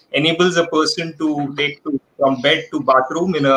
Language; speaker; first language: English; non-native, local second language; Marathi